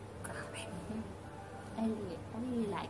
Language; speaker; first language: English; non-native, learner; Filipino